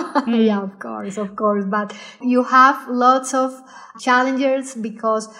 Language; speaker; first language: English; non-native, fluent; Spanish